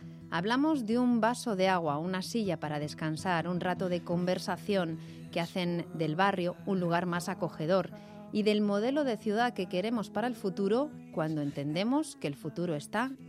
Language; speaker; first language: Spanish; native; Spanish